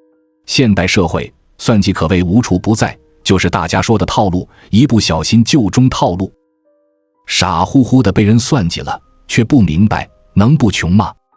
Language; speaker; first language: Chinese; native; Chinese